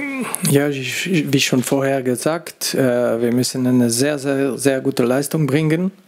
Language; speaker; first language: German; non-native, fluent; French